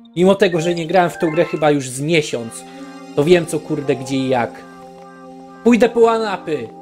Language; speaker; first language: Polish; early bilingual, heritage; Polish